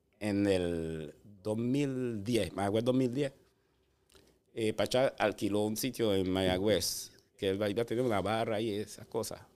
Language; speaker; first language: Spanish; non-native, fluent; Haitian Creole